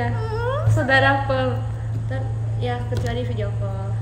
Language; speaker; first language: Indonesian; early bilingual, heritage; Japanese